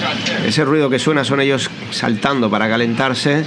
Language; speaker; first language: Spanish; native; Spanish